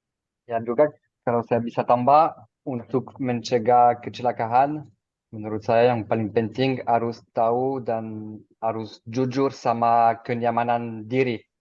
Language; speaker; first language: Indonesian; non-native, fluent; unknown